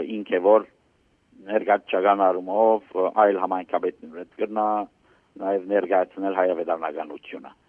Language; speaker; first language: Armenian; early bilingual, heritage; Armenian